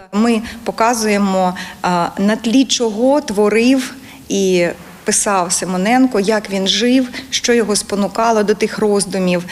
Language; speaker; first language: Ukrainian; non-native, local second language; Russian